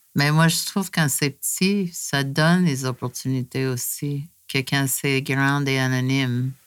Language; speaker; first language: French; non-native, fluent; English